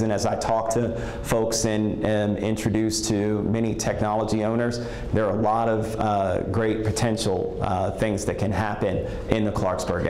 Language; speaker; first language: English; native; English